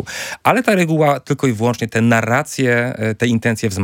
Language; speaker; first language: Polish; native; Polish